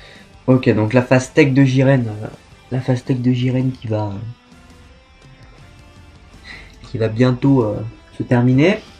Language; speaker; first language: French; native; French